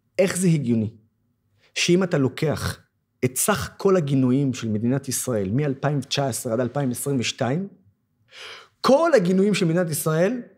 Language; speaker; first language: Hebrew; non-native, local second language; Arabic